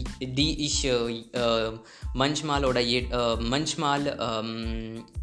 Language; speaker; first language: German; non-native, learner; Hindi